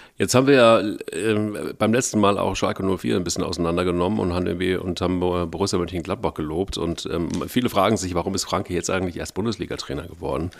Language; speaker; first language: German; native; German